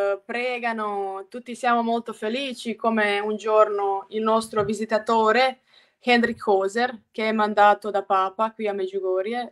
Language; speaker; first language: Italian; non-native, fluent; Croatian